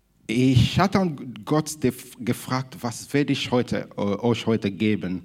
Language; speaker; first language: German; non-native, fluent; Lingala